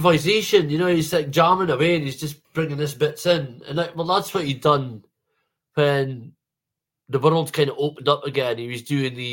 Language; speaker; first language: English; native; English